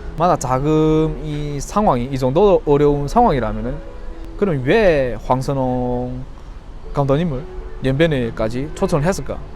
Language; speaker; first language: Korean; native; Korean